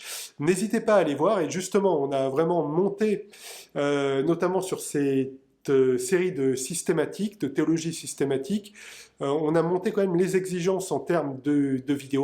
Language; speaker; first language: French; native; French